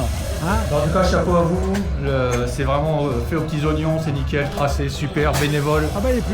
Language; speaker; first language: French; native; French